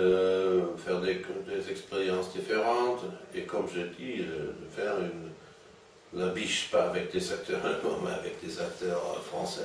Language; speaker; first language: French; non-native, fluent; German